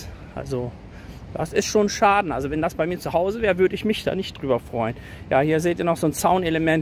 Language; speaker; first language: German; native; German